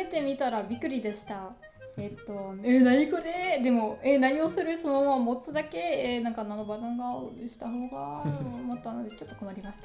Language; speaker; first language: Japanese; non-native, learner; German